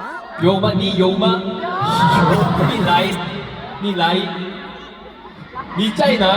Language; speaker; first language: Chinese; non-native, learner; Korean